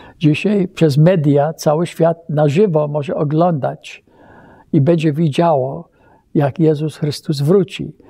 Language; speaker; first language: Polish; early bilingual, heritage; Polish